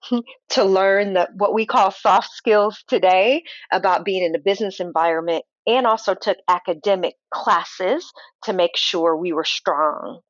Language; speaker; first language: English; native; English